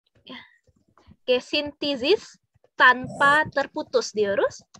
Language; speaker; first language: Turkish; non-native, learner; Indonesian